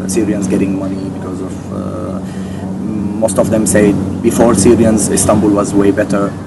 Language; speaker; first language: English; non-native, fluent; Arabic